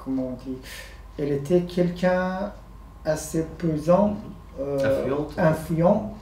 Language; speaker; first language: French; non-native, fluent; Persian